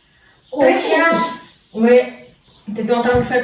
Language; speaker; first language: French; non-native, fluent; Indonesian